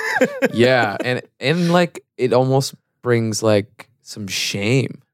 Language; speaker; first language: English; native; English